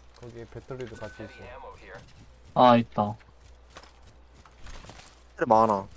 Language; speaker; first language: Korean; native; Korean